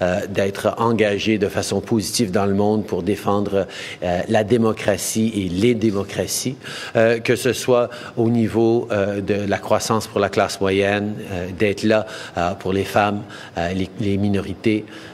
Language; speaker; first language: French; native; French